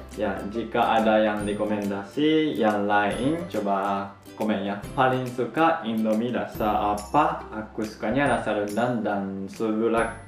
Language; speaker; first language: Indonesian; non-native, fluent; Japanese